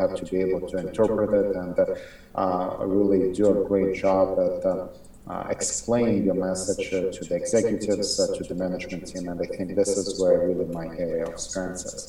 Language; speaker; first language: English; non-native, fluent; Ukrainian